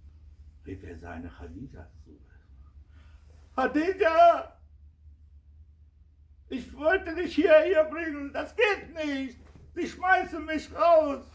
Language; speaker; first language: German; non-native, fluent; Kurdish